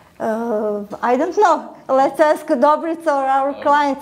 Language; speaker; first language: English; non-native, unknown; Serbian